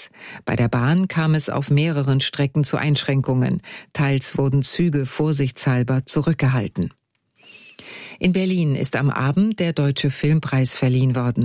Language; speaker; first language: German; native; German